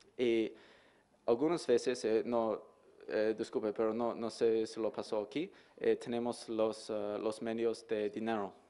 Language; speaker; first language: Spanish; non-native, learner; English